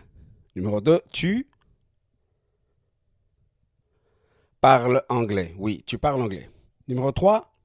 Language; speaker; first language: French; non-native, fluent; Spanish